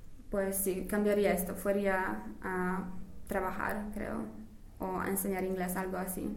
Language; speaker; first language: Spanish; non-native, fluent; English